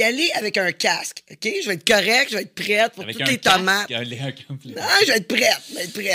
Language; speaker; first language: French; native; French